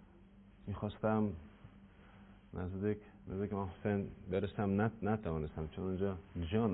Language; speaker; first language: Persian; non-native, learner; Russian